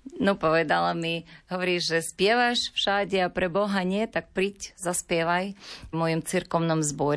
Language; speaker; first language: Slovak; non-native, learner; Ukrainian